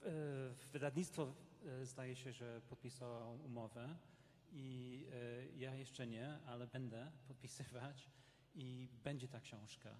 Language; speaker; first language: Polish; non-native, fluent; English